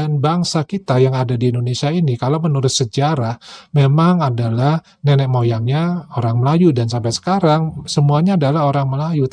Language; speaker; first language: Indonesian; native; Indonesian